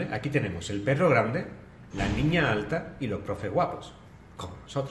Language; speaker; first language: Spanish; native; Spanish